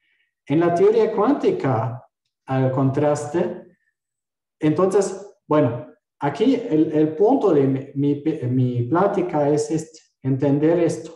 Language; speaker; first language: Spanish; non-native, fluent; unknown